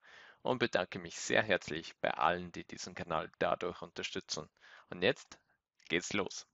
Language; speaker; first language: German; native; German